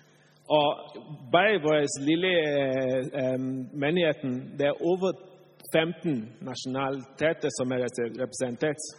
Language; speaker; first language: Norwegian; non-native, fluent; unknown